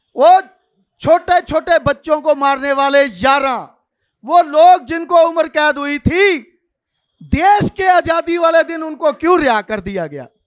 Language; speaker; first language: Hindi; non-native, local second language; Punjabi